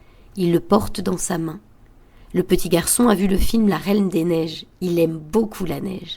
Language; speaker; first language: French; native; French